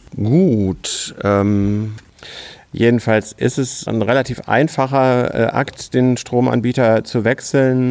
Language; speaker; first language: German; native; German